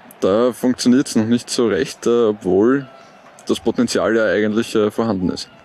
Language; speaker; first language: German; native; German